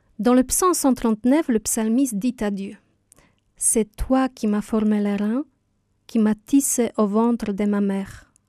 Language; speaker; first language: French; non-native, fluent; Polish